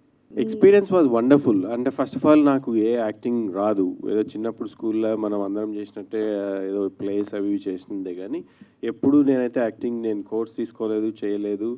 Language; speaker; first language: Telugu; native; Telugu